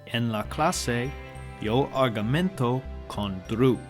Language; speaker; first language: Spanish; non-native, learner; English